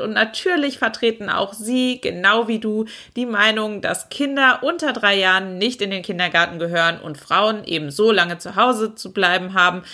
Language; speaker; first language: German; native; German